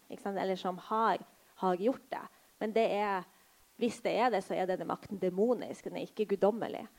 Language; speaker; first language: Norwegian; early bilingual, other home language; Polish